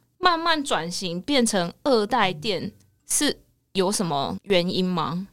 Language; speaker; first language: Chinese; native; Chinese